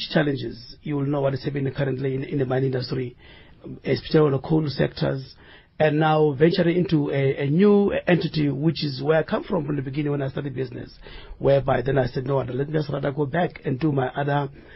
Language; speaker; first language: English; non-native, local second language; Northern Sotho